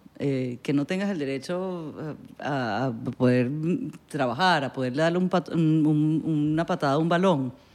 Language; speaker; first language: Spanish; native; Spanish